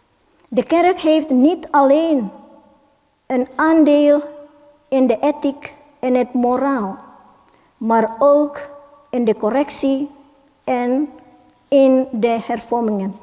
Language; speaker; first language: Dutch; non-native, fluent; Indonesian